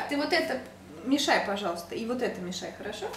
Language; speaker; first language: Russian; native; Russian